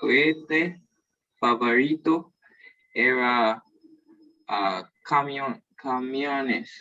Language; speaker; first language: Spanish; non-native, learner; English